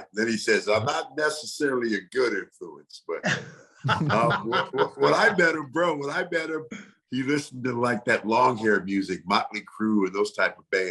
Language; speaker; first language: English; native; English